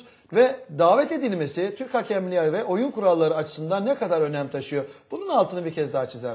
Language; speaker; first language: Turkish; native; Turkish